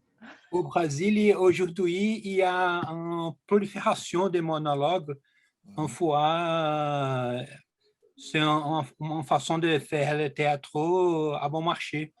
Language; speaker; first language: French; non-native, learner; Portuguese